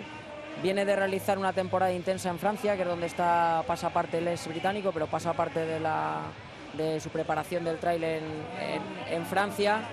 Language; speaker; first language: Spanish; native; Spanish